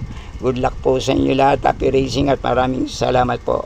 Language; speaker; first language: Filipino; native; Filipino